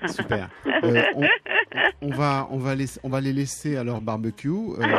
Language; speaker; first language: French; native; French